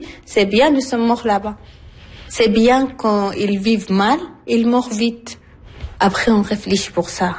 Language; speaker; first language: French; non-native, learner; Arabic